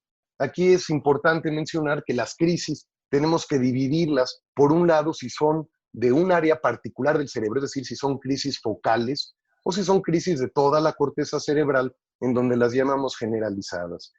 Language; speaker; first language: Spanish; native; Spanish